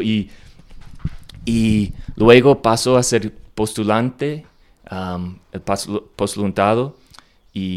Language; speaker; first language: Spanish; non-native, learner; English